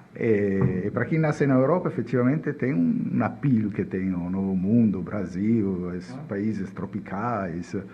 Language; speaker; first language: Portuguese; non-native, fluent; Italian